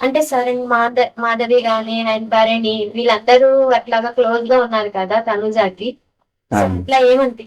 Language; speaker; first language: Telugu; native; Telugu